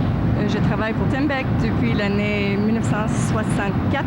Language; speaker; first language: French; non-native, local second language; English